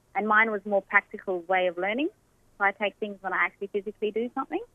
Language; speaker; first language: English; native; English